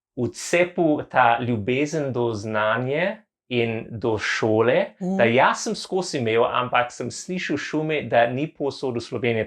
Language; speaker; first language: Slovenian; non-native, learner; English